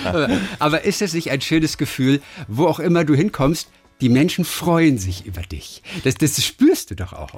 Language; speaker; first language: German; native; German